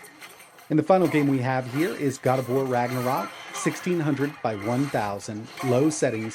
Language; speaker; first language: English; native; English